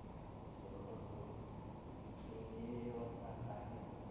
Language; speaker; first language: Japanese; non-native, fluent; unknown